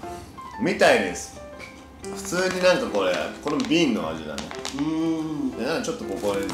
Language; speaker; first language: Japanese; native; Japanese